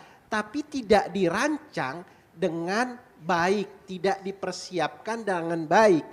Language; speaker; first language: Indonesian; native; Indonesian